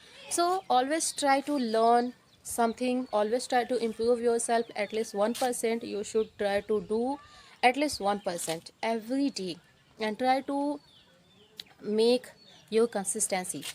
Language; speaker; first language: English; non-native, learner; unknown